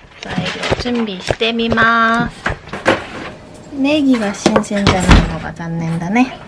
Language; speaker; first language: Japanese; non-native, fluent; Korean